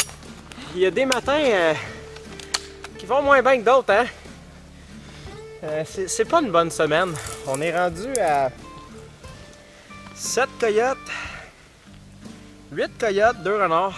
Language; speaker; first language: French; native; French